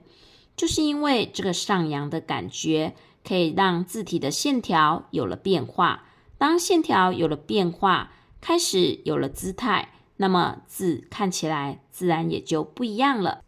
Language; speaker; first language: Chinese; native; Chinese